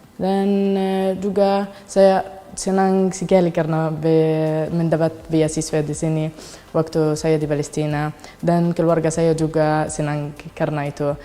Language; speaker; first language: Indonesian; non-native, fluent; Arabic